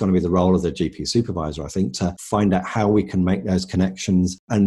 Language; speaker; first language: English; native; English